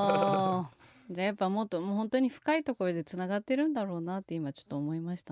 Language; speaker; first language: Japanese; native; Japanese